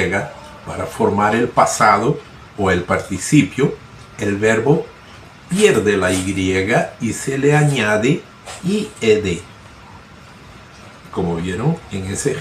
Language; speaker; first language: Spanish; non-native, fluent; Portuguese